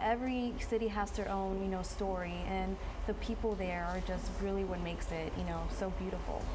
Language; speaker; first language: English; early bilingual, other home language; Spanish